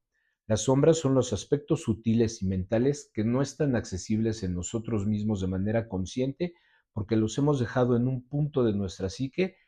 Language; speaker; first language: Spanish; native; Spanish